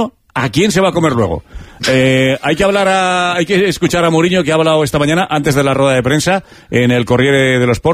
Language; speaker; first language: Spanish; native; Spanish